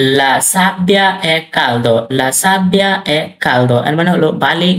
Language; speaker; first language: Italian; non-native, learner; Bangla